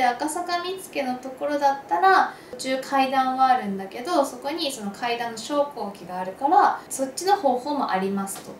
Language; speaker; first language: Japanese; native; Japanese